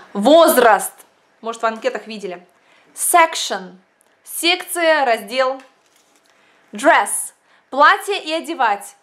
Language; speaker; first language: Russian; native; Russian